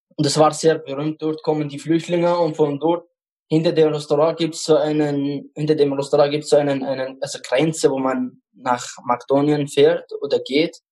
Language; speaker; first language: German; non-native, fluent; Arabic